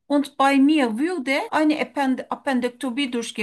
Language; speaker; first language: German; non-native, learner; Turkish